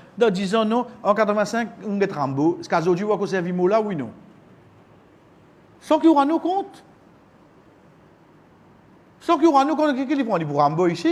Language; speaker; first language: French; non-native, local second language; Morisyen